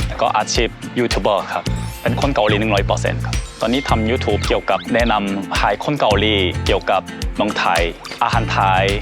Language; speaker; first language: Thai; non-native, learner; Korean